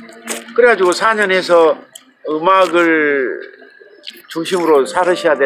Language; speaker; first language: Korean; native; Korean